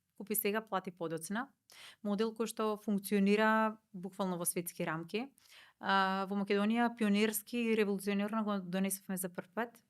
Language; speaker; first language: Macedonian; native; Macedonian